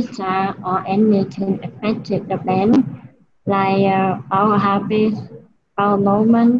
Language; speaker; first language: English; non-native, learner; Vietnamese